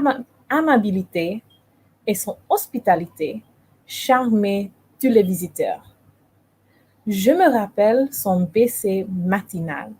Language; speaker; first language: French; non-native, learner; English